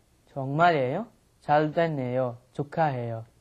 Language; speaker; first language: Korean; non-native, learner; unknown